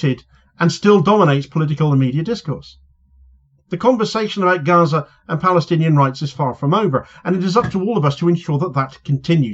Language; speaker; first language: English; native; English